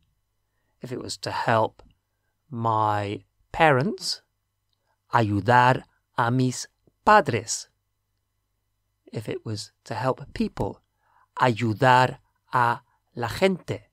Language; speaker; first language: Spanish; non-native, fluent; English